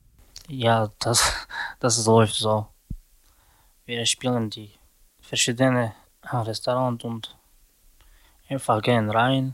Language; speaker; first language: German; non-native, learner; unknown